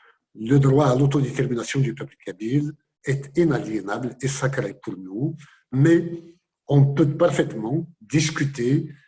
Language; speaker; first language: French; non-native, local second language; Kabyle